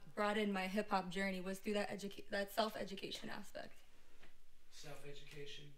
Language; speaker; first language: English; native; English